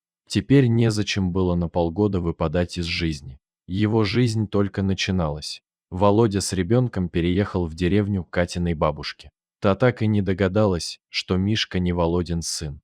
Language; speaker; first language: Russian; native; Russian